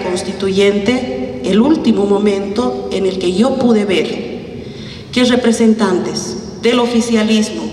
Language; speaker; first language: Spanish; native; Spanish